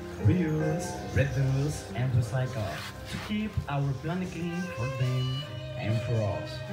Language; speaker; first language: English; non-native, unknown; Spanish